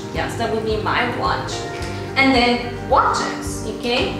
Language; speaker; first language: English; non-native, fluent; Spanish